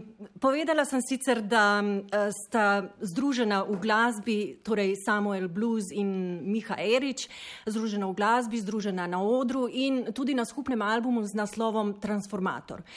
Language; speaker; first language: Slovenian; native; Slovenian